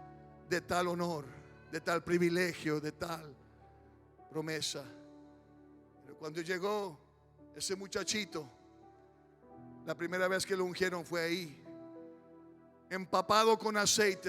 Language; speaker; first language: Spanish; early bilingual, heritage; Spanish